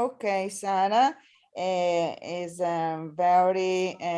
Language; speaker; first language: English; non-native, learner; Italian